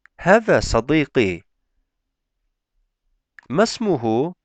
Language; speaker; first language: Arabic; non-native, fluent; Turkish